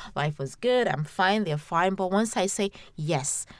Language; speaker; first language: English; non-native, local second language; Yoruba